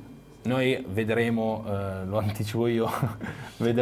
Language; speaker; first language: Italian; native; Italian